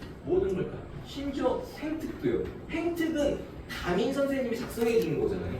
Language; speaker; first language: Korean; native; Korean